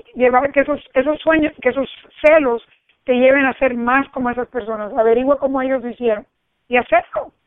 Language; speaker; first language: Spanish; early bilingual, heritage; Spanish